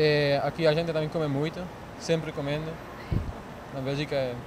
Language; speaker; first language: Portuguese; non-native, learner; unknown